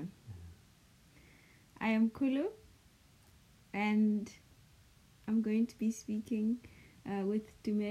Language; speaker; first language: English; non-native, local second language; Northern Sotho